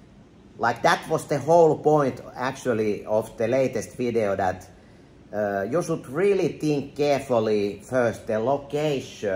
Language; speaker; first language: English; non-native, fluent; Finnish